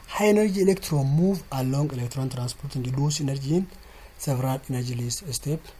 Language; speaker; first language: English; non-native, local second language; Amharic